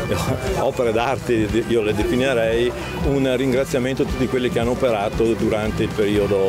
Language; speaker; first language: Italian; native; Italian